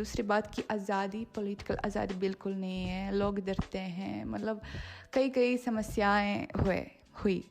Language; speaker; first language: Hindi; non-native, fluent; Russian